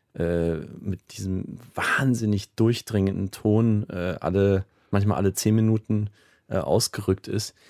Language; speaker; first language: German; native; German